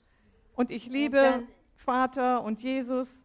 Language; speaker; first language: German; native; German